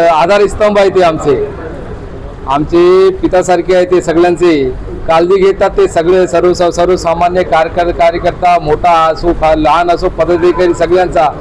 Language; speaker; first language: Marathi; non-native, local second language; Urdu